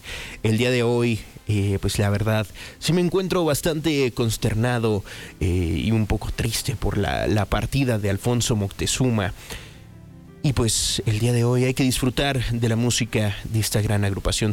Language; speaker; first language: Spanish; native; Spanish